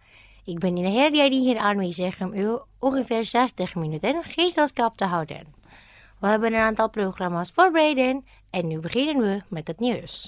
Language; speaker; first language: Dutch; non-native, fluent; Indonesian